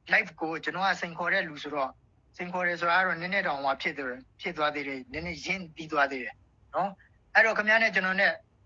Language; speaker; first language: Burmese; native; Burmese